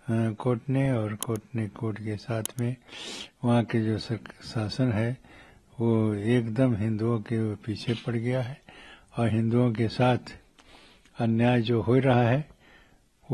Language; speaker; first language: Hindi; native; Hindi